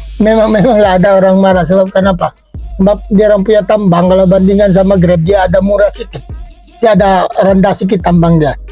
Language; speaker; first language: Malay; non-native, fluent; Filipino